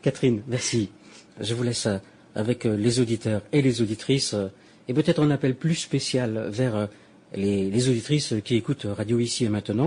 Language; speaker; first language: French; native; French